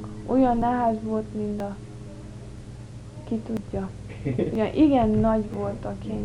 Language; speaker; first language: Hungarian; early bilingual, heritage; English